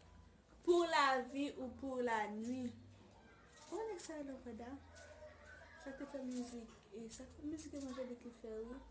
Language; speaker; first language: French; non-native, learner; Haitian Creole